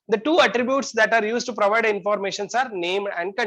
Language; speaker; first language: English; non-native, local second language; Kannada